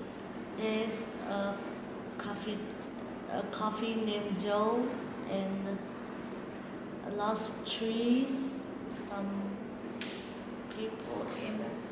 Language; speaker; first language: English; non-native, learner; Vietnamese